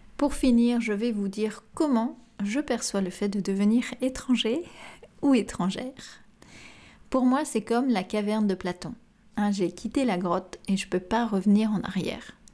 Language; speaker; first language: French; native; French